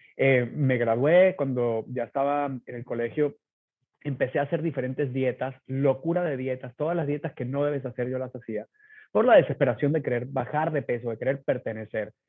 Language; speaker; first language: Spanish; native; Spanish